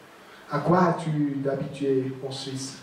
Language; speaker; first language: French; non-native, local second language; German